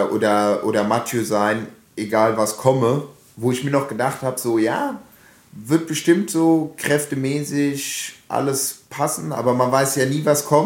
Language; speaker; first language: German; native; German